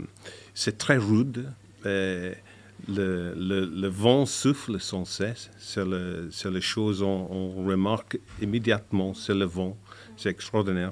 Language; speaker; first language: French; non-native, fluent; English